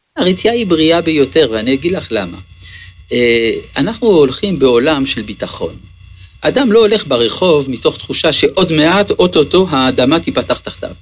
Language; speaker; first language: Hebrew; early bilingual, other home language; French